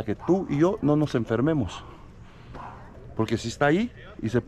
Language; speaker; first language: Spanish; native; Spanish